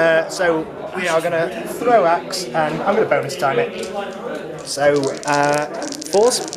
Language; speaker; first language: English; native; English